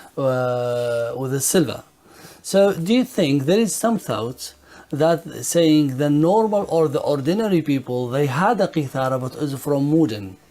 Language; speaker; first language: English; non-native, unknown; Arabic